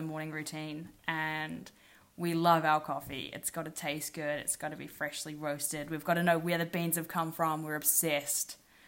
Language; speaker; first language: English; native; English